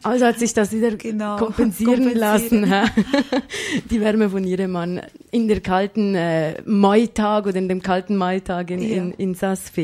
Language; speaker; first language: German; native; German